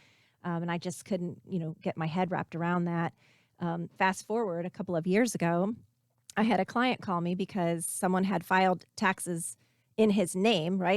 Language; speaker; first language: English; native; English